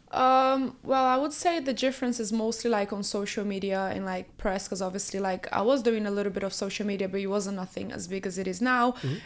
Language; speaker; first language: English; early bilingual, other home language; Portuguese